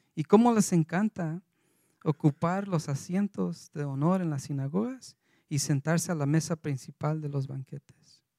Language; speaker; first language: Spanish; early bilingual, heritage; Spanish